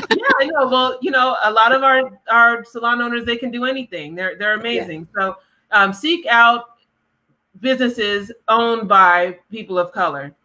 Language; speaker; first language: English; native; English